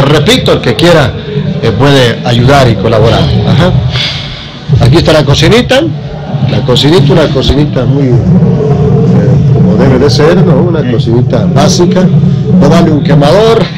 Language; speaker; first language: Spanish; native; Spanish